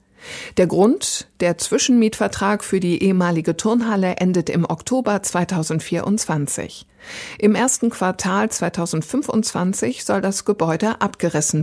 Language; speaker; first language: German; native; German